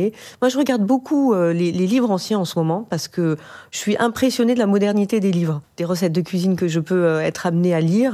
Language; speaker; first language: French; native; French